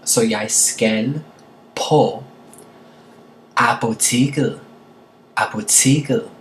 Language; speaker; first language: Danish; non-native, learner; English